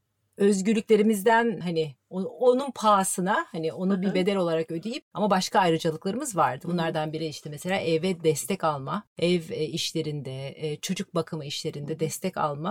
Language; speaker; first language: Turkish; native; Turkish